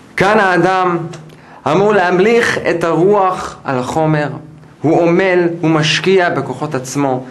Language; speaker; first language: Hebrew; non-native, fluent; English